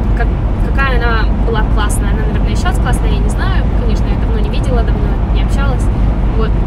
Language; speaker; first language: Russian; native; Russian